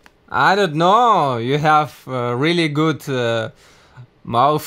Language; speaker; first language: English; non-native, learner; Tatar